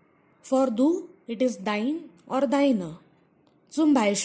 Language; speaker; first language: German; non-native, fluent; Marathi